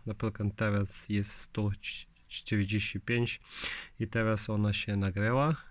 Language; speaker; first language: Polish; non-native, learner; Ukrainian